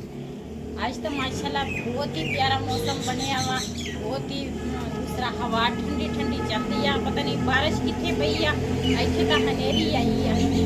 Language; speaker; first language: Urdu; non-native, local second language; Punjabi